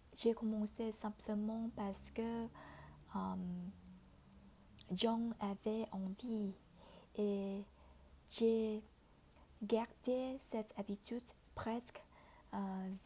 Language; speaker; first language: French; non-native, fluent; Vietnamese